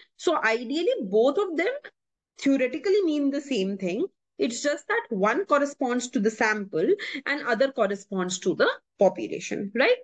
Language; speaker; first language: English; non-native, local second language; Hindi